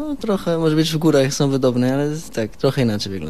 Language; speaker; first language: Polish; non-native, learner; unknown